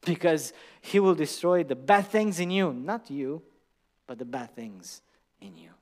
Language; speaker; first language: English; non-native, fluent; Romanian